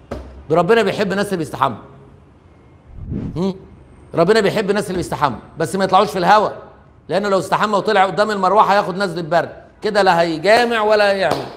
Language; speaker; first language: Arabic; native; Arabic